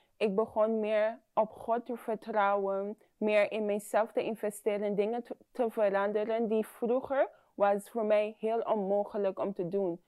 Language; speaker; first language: Dutch; non-native, fluent; English